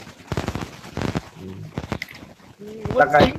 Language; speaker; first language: Chinese; non-native, learner; Vietnamese